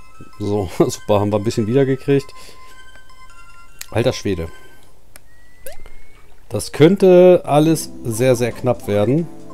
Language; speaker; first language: German; native; German